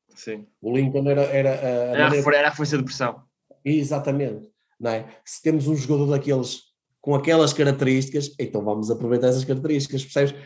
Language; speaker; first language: Portuguese; native; Portuguese